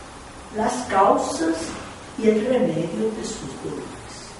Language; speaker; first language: Spanish; non-native, fluent; Portuguese